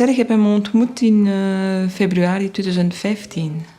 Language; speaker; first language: Dutch; non-native, learner; French